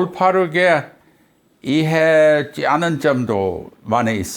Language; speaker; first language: Korean; non-native, fluent; English